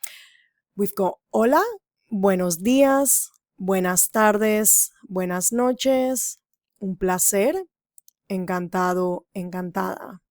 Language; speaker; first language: Spanish; non-native, fluent; English